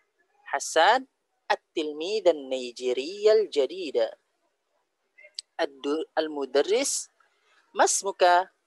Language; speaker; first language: Arabic; non-native, fluent; Indonesian